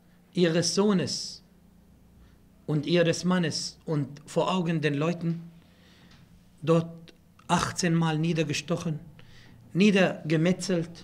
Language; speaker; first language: German; non-native, fluent; Arabic